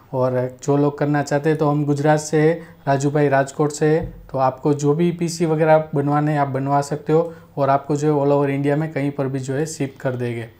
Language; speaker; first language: Hindi; non-native, local second language; Gujarati